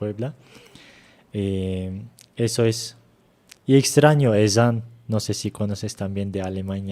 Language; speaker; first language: Spanish; non-native, learner; Turkish